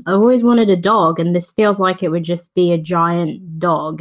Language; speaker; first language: English; native; English